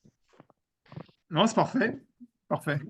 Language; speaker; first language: French; native; French